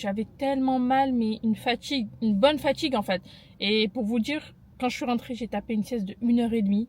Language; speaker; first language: French; native; French